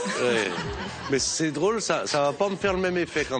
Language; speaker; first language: French; native; French